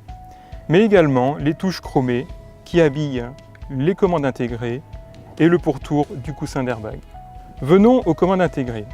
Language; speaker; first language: French; native; French